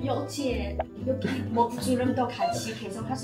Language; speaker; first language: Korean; non-native, fluent; Chinese